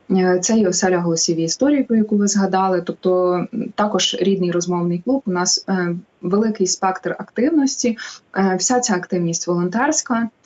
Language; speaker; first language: Ukrainian; native; Ukrainian